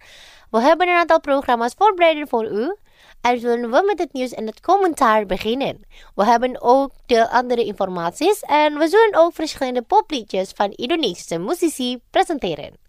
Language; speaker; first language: Dutch; non-native, fluent; Indonesian